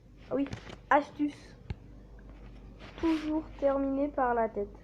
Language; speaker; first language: French; native; French